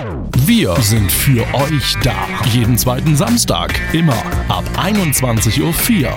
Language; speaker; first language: German; native; German